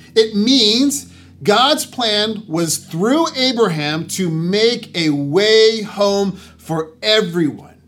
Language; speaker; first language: English; native; English